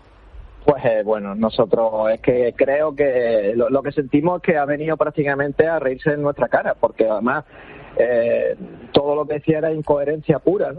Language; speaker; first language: Spanish; native; Spanish